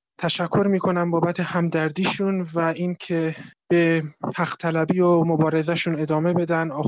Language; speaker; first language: Persian; non-native, local second language; Kurdish